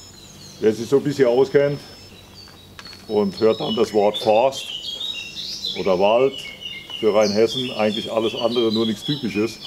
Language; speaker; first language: German; native; German